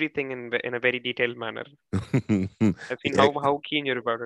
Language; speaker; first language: English; non-native, local second language; Tamil